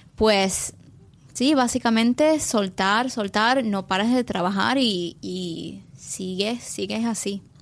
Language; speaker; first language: Spanish; early bilingual, heritage; English